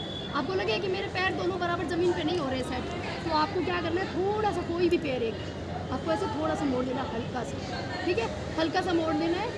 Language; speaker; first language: Hindi; native; Hindi